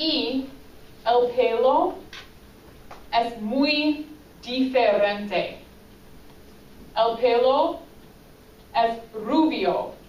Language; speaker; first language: Spanish; non-native, fluent; English